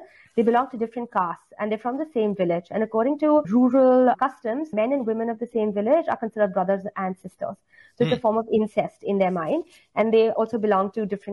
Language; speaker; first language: English; non-native, local second language; Hindi